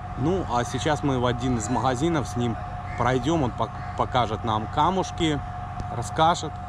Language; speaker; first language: Russian; native; Russian